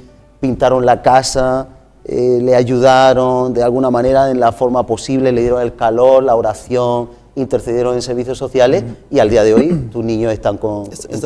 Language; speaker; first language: Spanish; native; Spanish